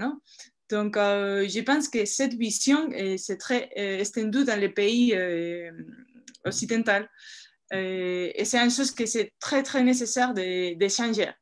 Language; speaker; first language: French; non-native, fluent; Spanish